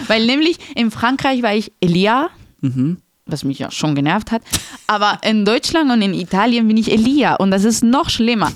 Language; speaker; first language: German; non-native, fluent; Spanish